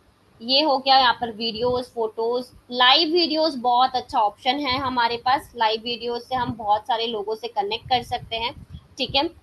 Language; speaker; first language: Hindi; native; Hindi